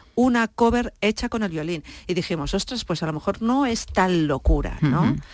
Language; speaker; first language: Spanish; native; Spanish